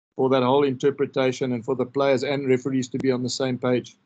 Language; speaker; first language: English; non-native, local second language; Afrikaans